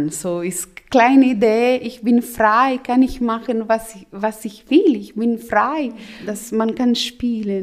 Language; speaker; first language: German; non-native, local second language; Italian